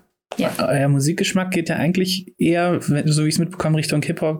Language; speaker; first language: German; native; German